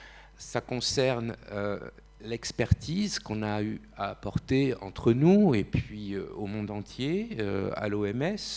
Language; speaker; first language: French; native; French